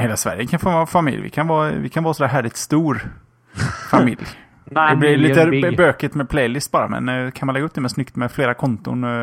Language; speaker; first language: Swedish; native; Swedish